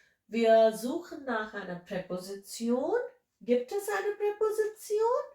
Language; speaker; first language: German; non-native, fluent; English